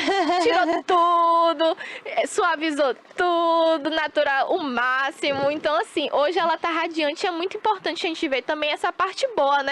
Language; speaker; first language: Portuguese; native; Portuguese